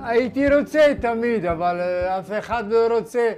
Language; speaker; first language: Hebrew; non-native, fluent; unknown